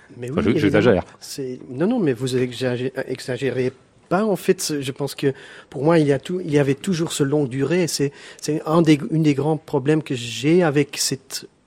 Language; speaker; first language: French; native; French